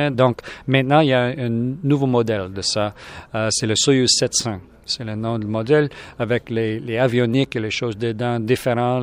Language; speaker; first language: French; non-native, local second language; English